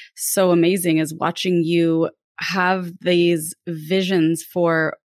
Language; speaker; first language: English; native; English